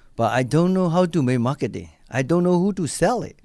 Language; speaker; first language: English; non-native, learner; Burmese